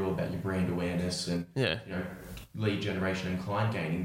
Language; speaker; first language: English; native; English